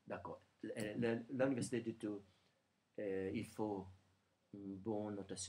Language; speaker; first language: French; non-native, learner; Portuguese